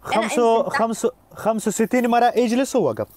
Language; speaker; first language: Arabic; non-native, learner; Pashto